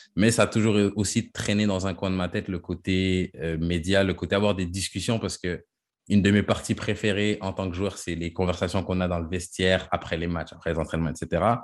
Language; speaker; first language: French; native; French